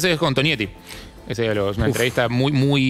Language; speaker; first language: Spanish; native; Spanish